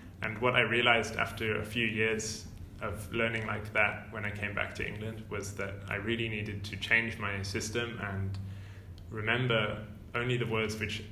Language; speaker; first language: English; native; English